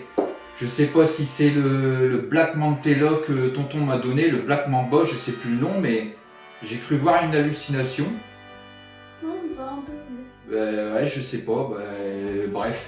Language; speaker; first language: French; native; French